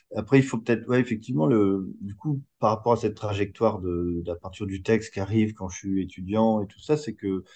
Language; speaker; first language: French; native; French